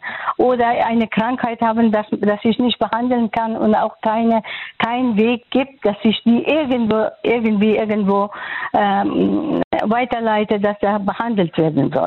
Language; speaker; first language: German; non-native, fluent; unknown